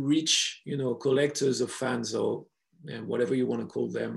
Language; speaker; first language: English; non-native, fluent; French